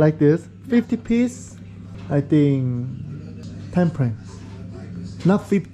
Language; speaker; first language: English; non-native, learner; Korean